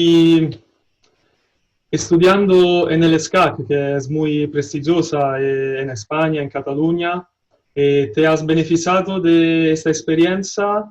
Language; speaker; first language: Spanish; non-native, learner; Italian